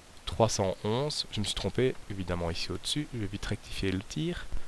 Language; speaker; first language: French; native; French